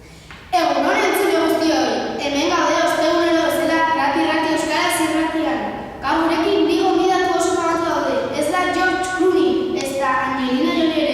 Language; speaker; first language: Basque; non-native, learner; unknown